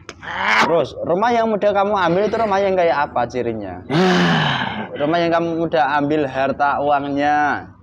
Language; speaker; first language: Indonesian; native; Indonesian